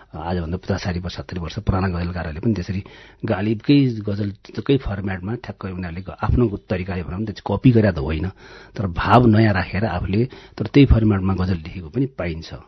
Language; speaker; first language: Nepali; non-native, local second language; Gurung